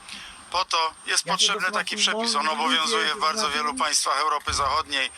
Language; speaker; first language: Polish; native; Polish